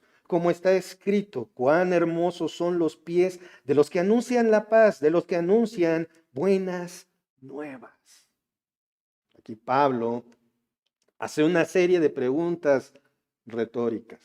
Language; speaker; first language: Spanish; native; Spanish